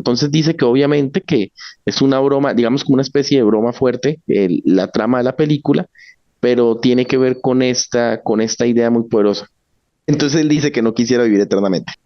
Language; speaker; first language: Spanish; native; Spanish